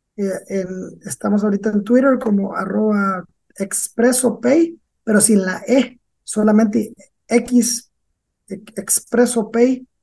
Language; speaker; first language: Spanish; native; Spanish